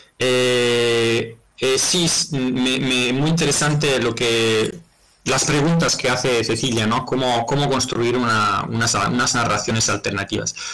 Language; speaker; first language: Spanish; non-native, fluent; Italian